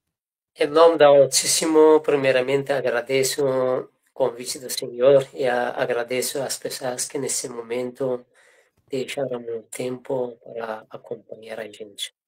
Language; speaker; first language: Portuguese; non-native, fluent; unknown